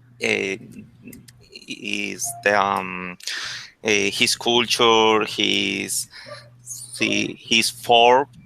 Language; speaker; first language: English; non-native, learner; Spanish